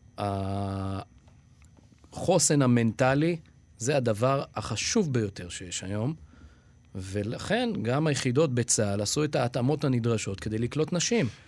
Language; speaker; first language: Hebrew; native; Hebrew